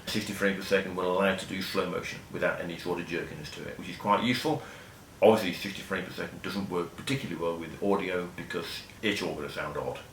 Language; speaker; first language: English; native; English